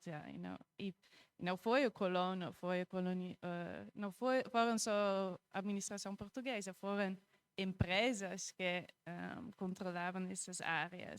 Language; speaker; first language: Portuguese; non-native, fluent; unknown